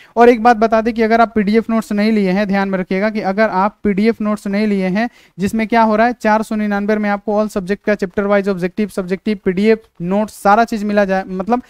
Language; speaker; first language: Hindi; native; Hindi